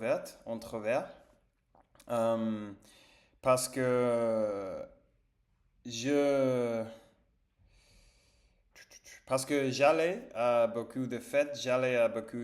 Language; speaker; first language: French; non-native, learner; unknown